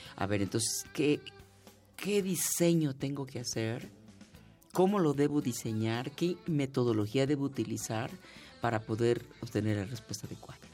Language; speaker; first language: Spanish; native; Spanish